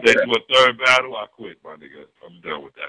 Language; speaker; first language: English; native; English